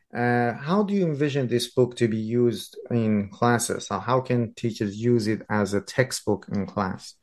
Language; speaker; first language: English; non-native, fluent; Persian